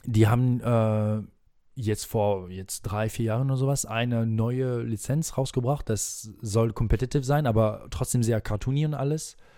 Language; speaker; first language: German; non-native, fluent; French